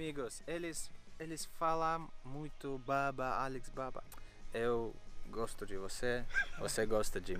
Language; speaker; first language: Portuguese; non-native, learner; Russian